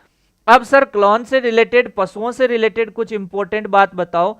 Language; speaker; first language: Hindi; native; Hindi